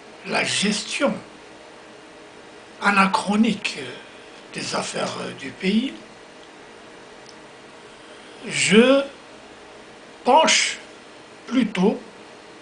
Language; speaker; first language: French; non-native, local second language; Kabyle